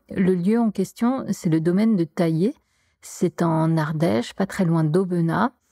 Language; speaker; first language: French; native; French